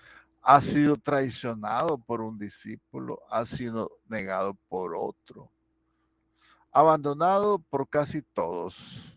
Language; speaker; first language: Spanish; native; Spanish